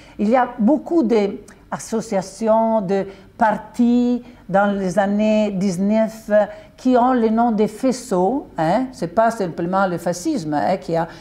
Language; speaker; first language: French; non-native, fluent; Italian